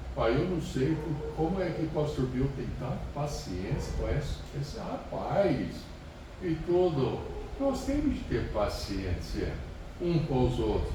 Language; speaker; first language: Portuguese; non-native, fluent; English